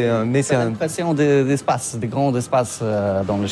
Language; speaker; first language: French; non-native, fluent; Polish